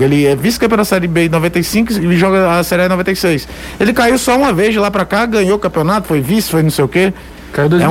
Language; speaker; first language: Portuguese; native; Portuguese